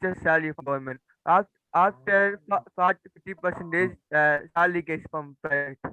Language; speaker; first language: English; non-native, learner; Tamil